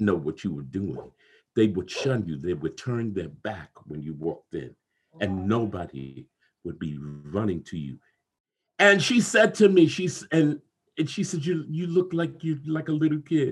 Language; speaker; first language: English; native; English